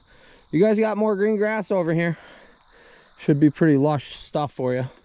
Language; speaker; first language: English; native; English